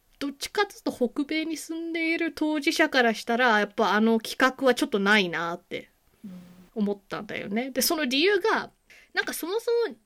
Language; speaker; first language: Japanese; native; Japanese